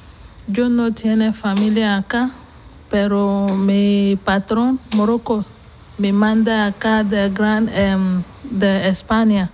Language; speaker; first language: Spanish; non-native, learner; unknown